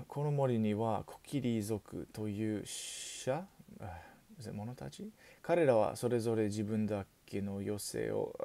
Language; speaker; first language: Japanese; non-native, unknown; English